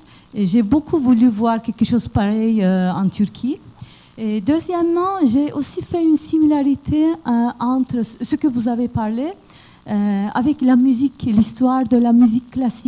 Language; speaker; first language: French; non-native, fluent; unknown